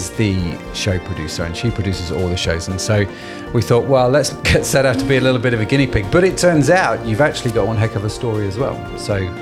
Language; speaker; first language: English; native; English